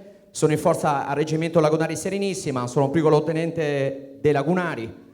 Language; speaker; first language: Italian; native; Italian